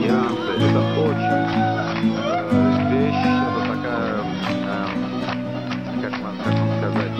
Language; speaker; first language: Russian; non-native, local second language; Tajik